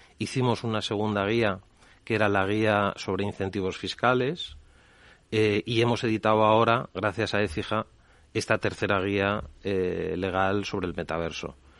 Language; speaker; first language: Spanish; native; Spanish